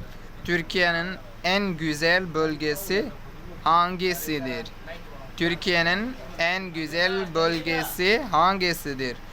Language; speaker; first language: Turkish; non-native, learner; Urdu